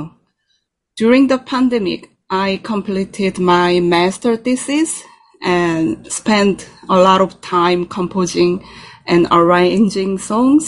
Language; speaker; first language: English; non-native, learner; Korean